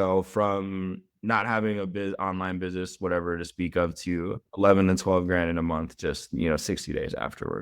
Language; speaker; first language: English; native; English